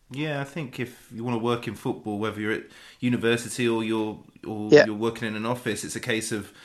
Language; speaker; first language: English; native; English